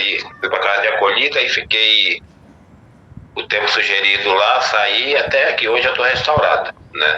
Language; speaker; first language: Portuguese; native; Portuguese